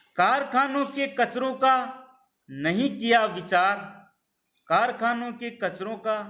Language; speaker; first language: Hindi; native; Hindi